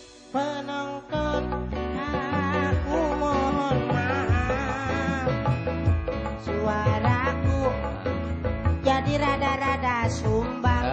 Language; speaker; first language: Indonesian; non-native, local second language; Sundanese